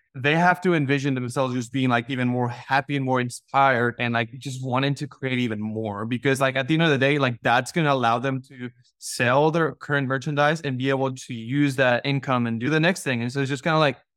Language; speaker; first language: English; non-native, fluent; Spanish